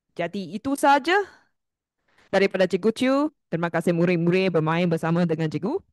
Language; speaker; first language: Malay; non-native, local second language; Chinese